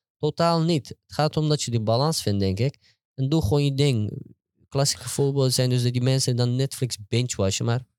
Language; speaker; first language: Dutch; early bilingual, heritage; Turkish